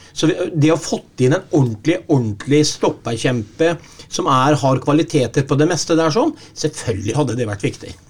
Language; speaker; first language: Norwegian; native; Norwegian